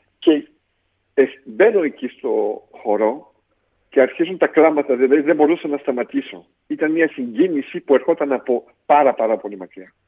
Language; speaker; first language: Greek; early bilingual, heritage; Greek